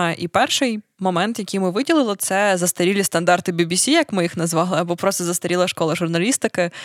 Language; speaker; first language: Ukrainian; native; Ukrainian